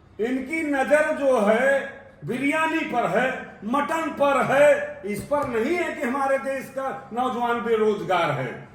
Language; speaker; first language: Hindi; native; Hindi